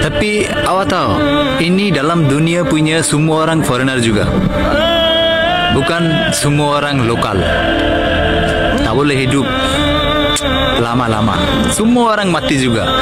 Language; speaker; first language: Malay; non-native, learner; Bangla